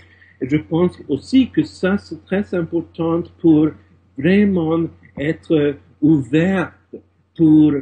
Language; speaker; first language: French; non-native, fluent; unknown